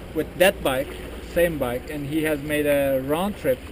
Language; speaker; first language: English; non-native, fluent; Turkish